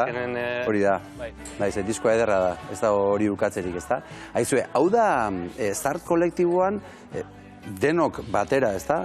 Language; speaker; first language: Basque; native; Basque